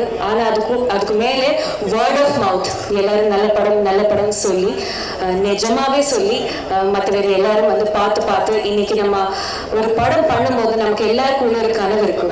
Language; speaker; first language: Tamil; non-native, fluent; Malayalam